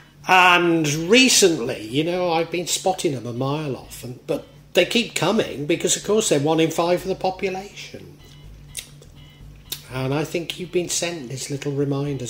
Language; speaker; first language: English; native; English